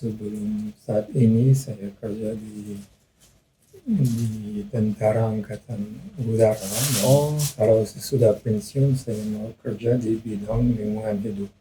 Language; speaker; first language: Indonesian; non-native, learner; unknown